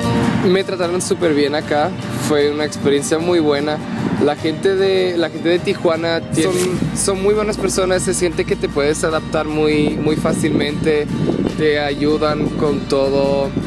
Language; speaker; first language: Spanish; non-native, fluent; Portuguese